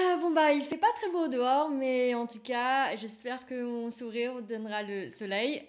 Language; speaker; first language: French; non-native, fluent; Vietnamese